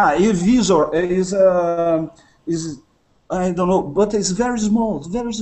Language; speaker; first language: English; non-native, learner; Russian